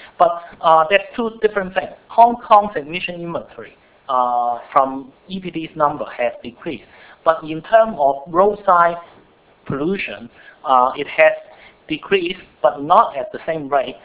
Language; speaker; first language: English; non-native, local second language; Cantonese